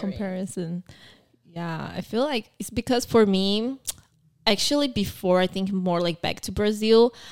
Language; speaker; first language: English; early bilingual, other home language; Portuguese